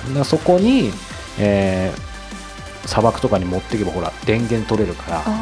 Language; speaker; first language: Japanese; native; Japanese